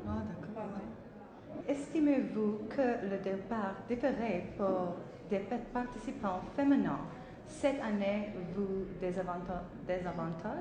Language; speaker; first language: French; non-native, learner; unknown